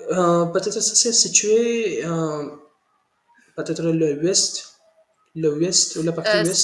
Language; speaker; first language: French; non-native, learner; Hindi